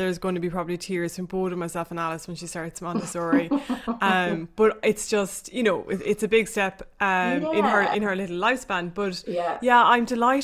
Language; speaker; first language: English; native; English